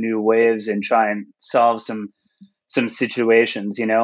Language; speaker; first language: English; native; English